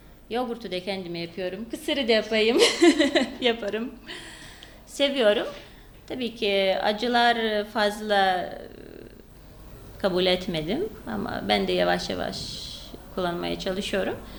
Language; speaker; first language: Turkish; non-native, fluent; Lithuanian